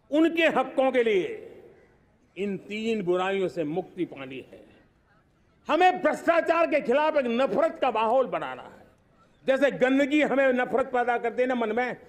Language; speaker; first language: Hindi; non-native, local second language; Gujarati